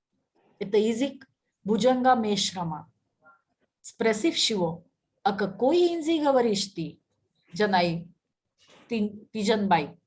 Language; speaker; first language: Russian; non-native, fluent; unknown